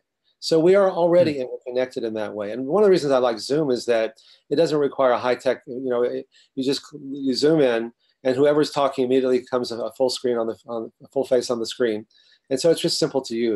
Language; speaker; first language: English; native; English